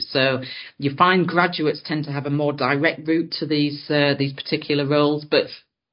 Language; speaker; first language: English; native; English